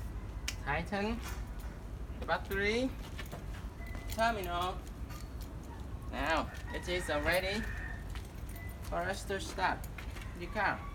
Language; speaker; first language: English; non-native, learner; Vietnamese